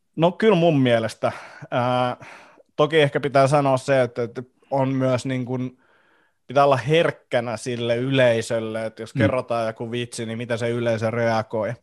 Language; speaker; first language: Finnish; native; Finnish